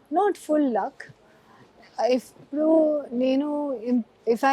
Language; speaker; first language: Telugu; non-native, learner; Hindi